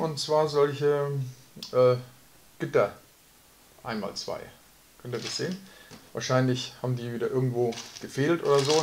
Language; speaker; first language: German; native; German